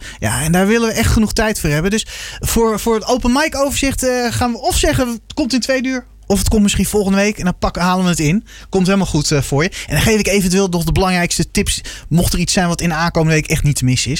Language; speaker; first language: Dutch; native; Dutch